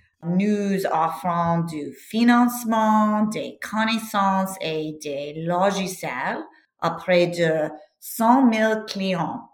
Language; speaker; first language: French; non-native, learner; English